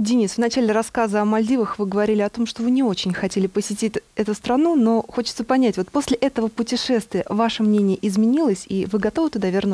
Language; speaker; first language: Russian; native; Russian